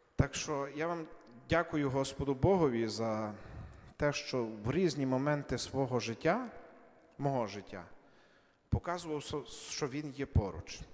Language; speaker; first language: Ukrainian; native; Ukrainian